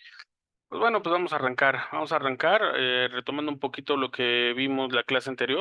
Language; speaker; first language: Spanish; native; Spanish